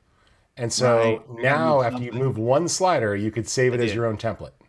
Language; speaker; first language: English; native; English